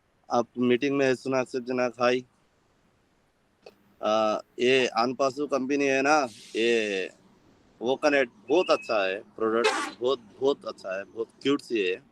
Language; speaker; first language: Hindi; non-native, local second language; Telugu